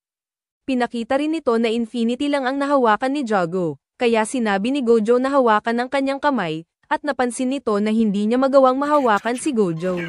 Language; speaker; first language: Filipino; native; Filipino